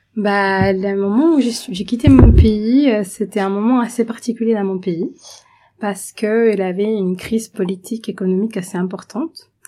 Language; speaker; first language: French; non-native, fluent; Spanish